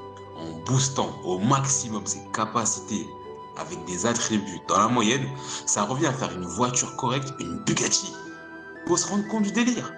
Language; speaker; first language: French; native; French